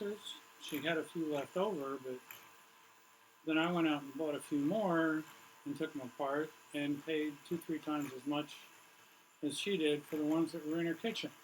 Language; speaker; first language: English; native; English